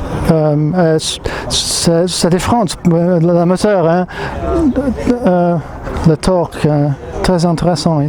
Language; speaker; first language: French; non-native, learner; English